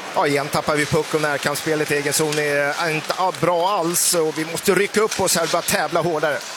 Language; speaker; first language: Swedish; native; Swedish